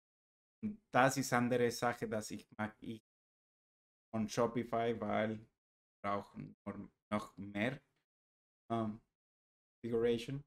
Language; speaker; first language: German; non-native, learner; Spanish